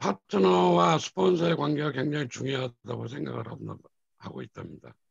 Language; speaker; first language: Korean; native; Korean